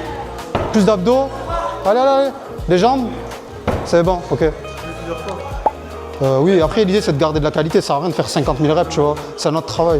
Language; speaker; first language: French; native; French